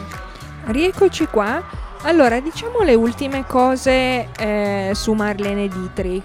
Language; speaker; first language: Italian; native; Italian